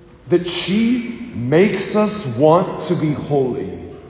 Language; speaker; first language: English; native; English